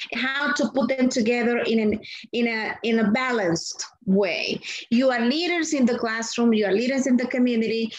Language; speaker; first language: English; non-native, fluent; Spanish